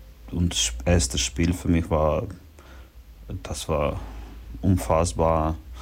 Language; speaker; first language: German; non-native, learner; Ukrainian